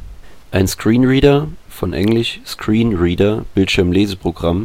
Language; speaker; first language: German; native; German